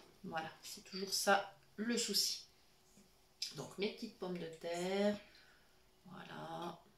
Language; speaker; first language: French; native; French